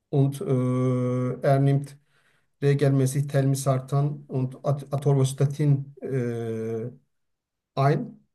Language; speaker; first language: German; non-native, learner; Turkish